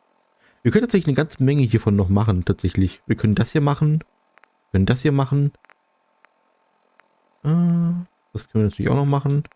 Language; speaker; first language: German; native; German